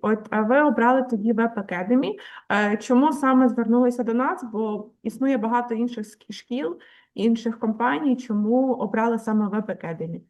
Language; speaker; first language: Ukrainian; native; Ukrainian